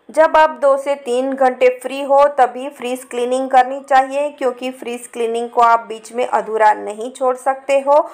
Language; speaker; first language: Hindi; non-native, local second language; Gujarati